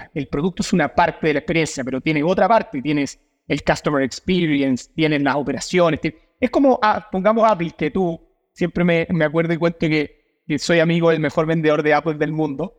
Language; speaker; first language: Spanish; native; Spanish